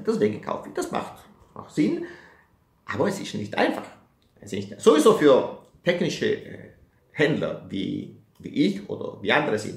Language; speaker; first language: German; non-native, fluent; Italian